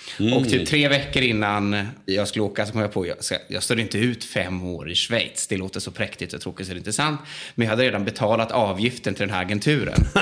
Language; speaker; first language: Swedish; native; Swedish